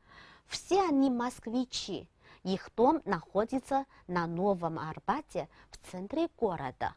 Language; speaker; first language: Russian; non-native, fluent; Chinese